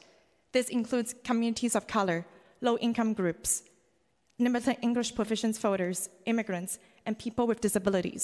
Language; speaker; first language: English; non-native, local second language; Cantonese